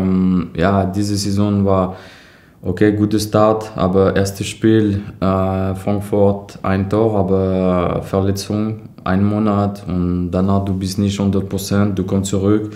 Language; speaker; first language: German; non-native, learner; French